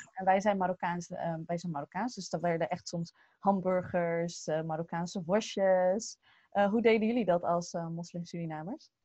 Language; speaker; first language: Dutch; early bilingual, other home language; Arabic